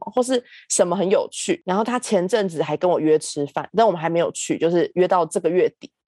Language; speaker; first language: Chinese; native; Chinese